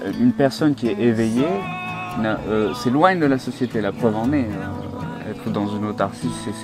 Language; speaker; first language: French; native; French